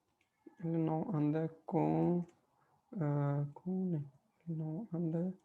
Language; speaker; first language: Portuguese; non-native, fluent; Hindi